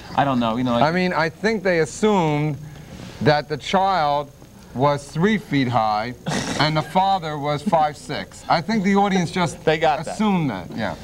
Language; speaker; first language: English; native; English